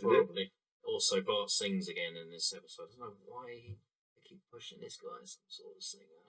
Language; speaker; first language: English; native; English